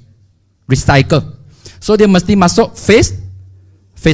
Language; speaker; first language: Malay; non-native, local second language; Chinese